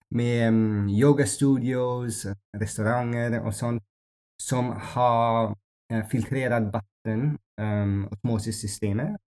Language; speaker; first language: Swedish; non-native, learner; Amharic